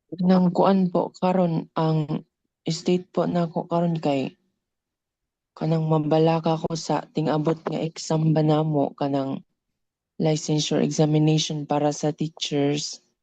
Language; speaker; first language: Cebuano; native; Cebuano